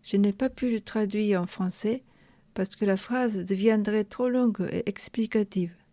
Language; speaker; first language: French; non-native, fluent; Japanese